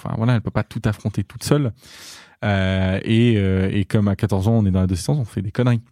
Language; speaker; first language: French; native; French